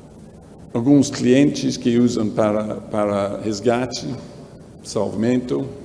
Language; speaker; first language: Portuguese; non-native, learner; English